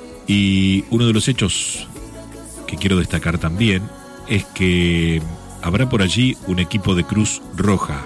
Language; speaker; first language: Spanish; native; Spanish